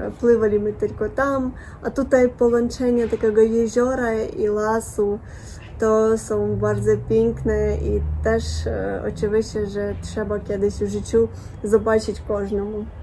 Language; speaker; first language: Polish; non-native, learner; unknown